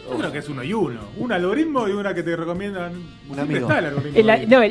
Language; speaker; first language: Spanish; native; Spanish